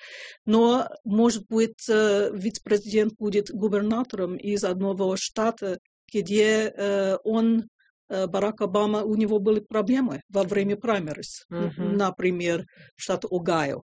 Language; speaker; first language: Russian; non-native, fluent; English